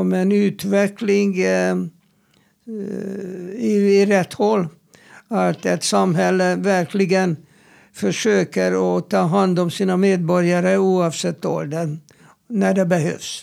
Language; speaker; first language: Swedish; non-native, fluent; Hungarian